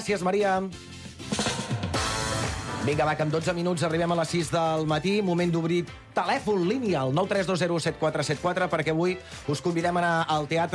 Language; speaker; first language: Catalan; native; Catalan